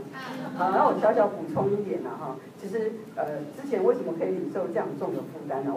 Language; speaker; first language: Chinese; native; Chinese